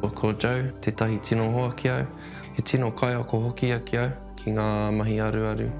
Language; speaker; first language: Māori; non-native, local second language; English